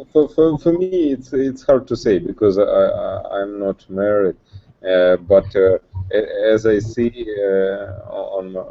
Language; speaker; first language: English; non-native, learner; Russian